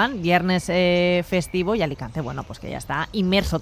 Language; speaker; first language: Spanish; native; Spanish